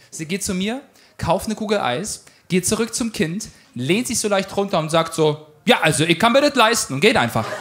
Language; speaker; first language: German; early bilingual, other home language; Ukrainian